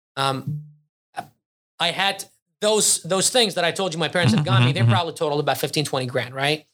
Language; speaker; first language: English; early bilingual, other home language; Arabic